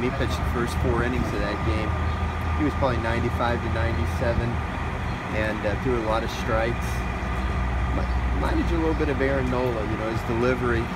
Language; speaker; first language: English; native; English